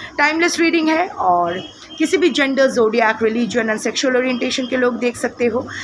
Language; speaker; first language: Hindi; non-native, local second language; Bangla